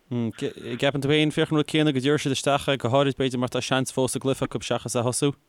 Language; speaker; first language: Irish; native; Irish